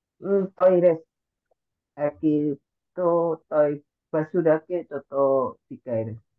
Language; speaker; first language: Japanese; non-native, learner; Indonesian